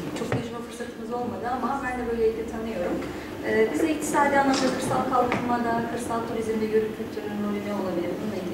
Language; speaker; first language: Turkish; native; Turkish